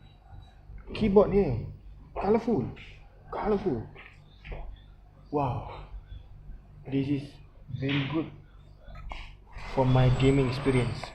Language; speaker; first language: English; non-native, local second language; Malay